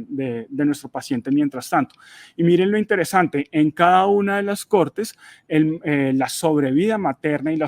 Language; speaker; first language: Spanish; native; Spanish